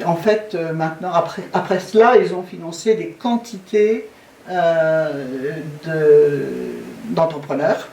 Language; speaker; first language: French; native; French